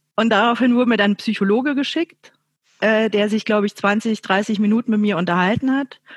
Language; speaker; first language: German; native; German